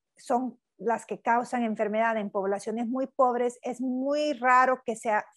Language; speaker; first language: Spanish; native; Spanish